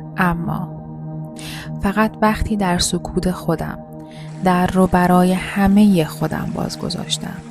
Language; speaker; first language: Persian; native; Persian